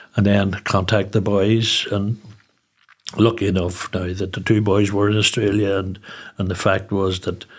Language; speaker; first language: English; native; English